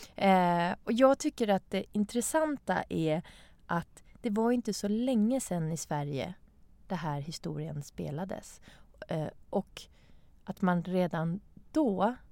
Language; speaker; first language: Swedish; non-native, fluent; Persian